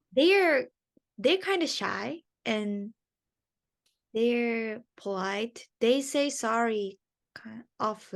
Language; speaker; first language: English; non-native, learner; Japanese